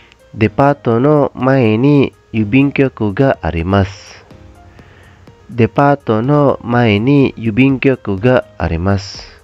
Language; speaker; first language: Japanese; non-native, fluent; Indonesian